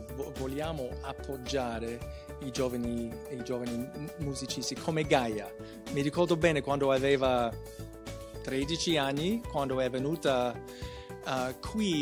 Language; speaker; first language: Italian; non-native, fluent; English